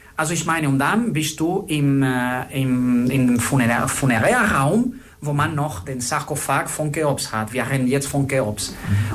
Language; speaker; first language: German; non-native, fluent; Spanish